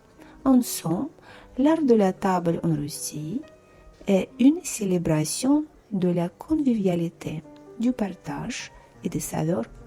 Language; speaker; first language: French; non-native, fluent; Russian